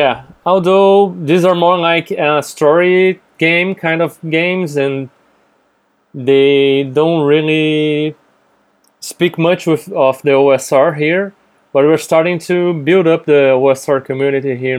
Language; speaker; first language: English; non-native, fluent; Portuguese